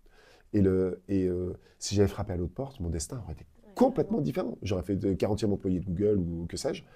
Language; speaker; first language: French; native; French